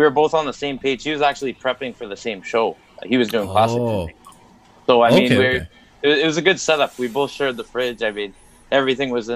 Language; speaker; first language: English; native; English